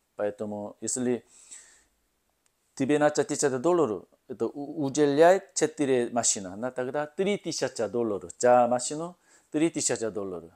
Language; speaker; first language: Russian; non-native, learner; Korean